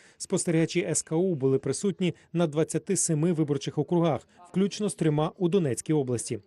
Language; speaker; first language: Ukrainian; native; Ukrainian